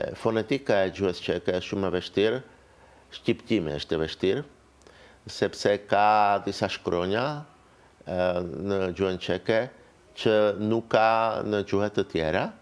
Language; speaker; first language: Albanian; non-native, fluent; Czech